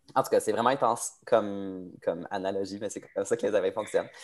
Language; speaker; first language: French; native; French